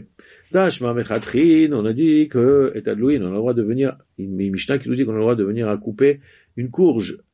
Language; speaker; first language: French; native; French